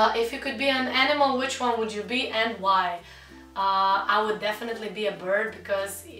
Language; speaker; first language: English; non-native, fluent; Slovenian